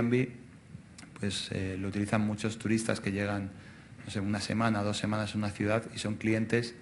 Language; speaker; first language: Spanish; native; Spanish